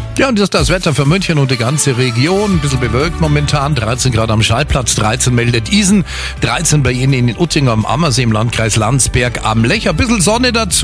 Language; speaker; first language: German; native; German